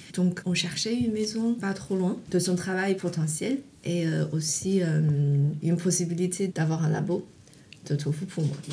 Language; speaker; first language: French; non-native, fluent; Chinese